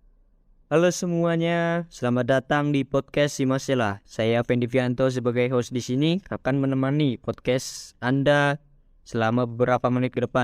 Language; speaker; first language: Indonesian; native; Indonesian